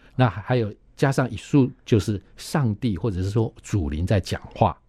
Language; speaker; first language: Chinese; native; Chinese